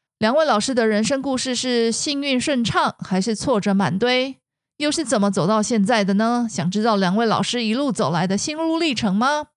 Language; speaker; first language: Chinese; native; Chinese